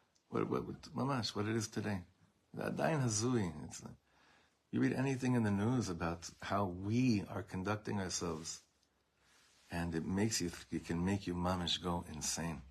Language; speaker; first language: English; native; English